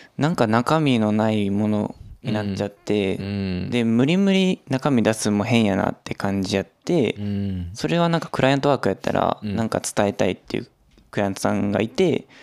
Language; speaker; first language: Japanese; native; Japanese